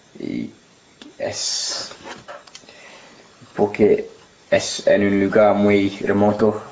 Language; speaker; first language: Spanish; non-native, learner; English